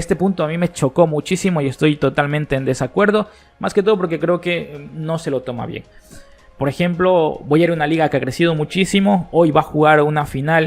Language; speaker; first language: Spanish; native; Spanish